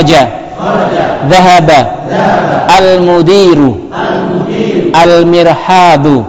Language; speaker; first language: Arabic; non-native, fluent; Indonesian